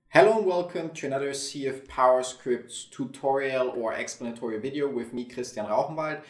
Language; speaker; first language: English; non-native, fluent; German